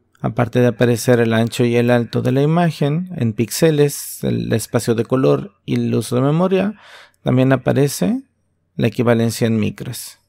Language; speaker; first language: Spanish; native; Spanish